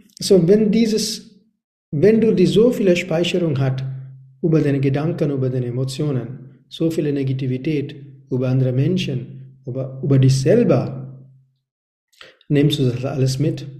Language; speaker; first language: German; non-native, learner; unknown